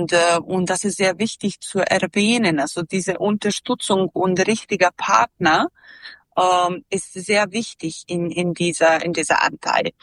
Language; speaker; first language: German; non-native, fluent; Serbian